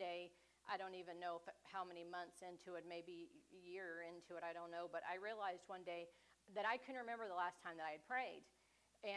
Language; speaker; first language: English; native; English